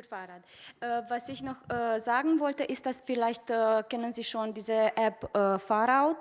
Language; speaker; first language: German; non-native, fluent; Romanian